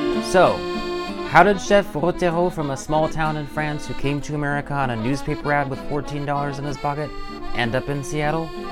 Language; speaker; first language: English; native; English